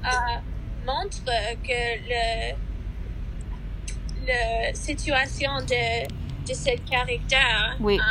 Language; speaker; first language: French; non-native, learner; English